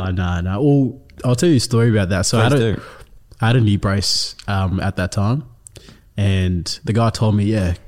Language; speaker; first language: English; early bilingual, other home language; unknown